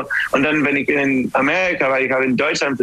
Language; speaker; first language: German; non-native, learner; English